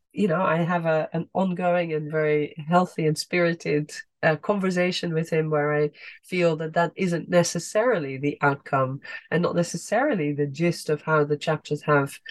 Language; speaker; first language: English; non-native, fluent; Dutch